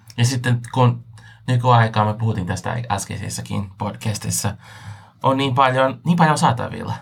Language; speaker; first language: Finnish; non-native, fluent; Portuguese